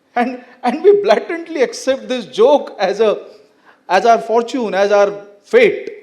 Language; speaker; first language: English; non-native, local second language; Marathi